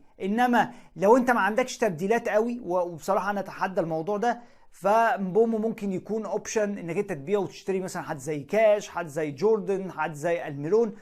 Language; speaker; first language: Arabic; native; Arabic